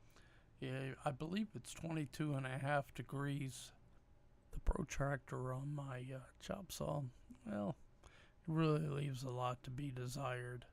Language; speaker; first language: English; native; English